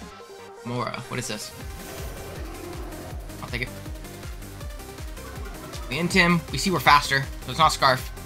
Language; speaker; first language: English; native; English